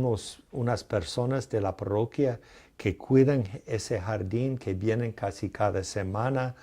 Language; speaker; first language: Spanish; non-native, fluent; English